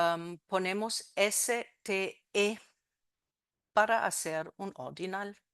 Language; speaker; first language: Spanish; non-native, fluent; German